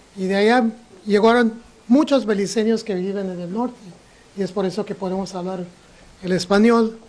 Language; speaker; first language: Spanish; non-native, local second language; English